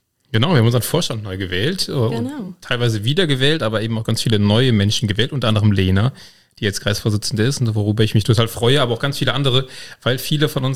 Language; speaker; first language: German; native; German